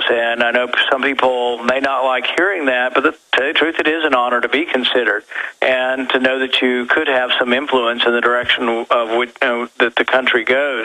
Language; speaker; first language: English; native; English